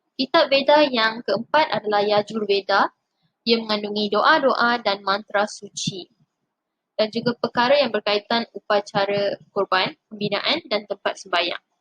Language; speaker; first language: Malay; non-native, local second language; Tamil